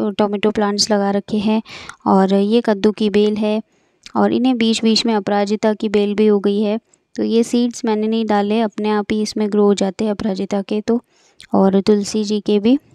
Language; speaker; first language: Hindi; native; Hindi